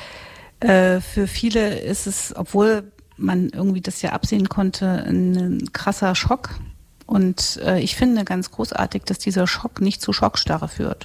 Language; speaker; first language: German; native; German